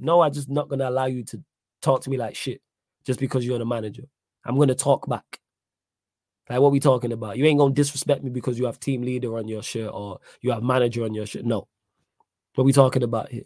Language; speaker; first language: English; native; English